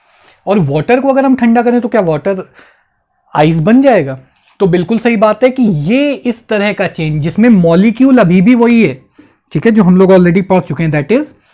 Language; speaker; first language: Hindi; native; Hindi